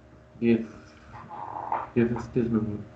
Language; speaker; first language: English; non-native, learner; Spanish